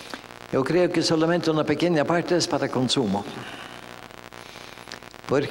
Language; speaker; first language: Spanish; non-native, fluent; Norwegian